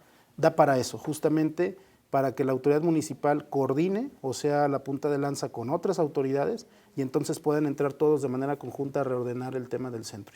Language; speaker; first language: Spanish; native; Spanish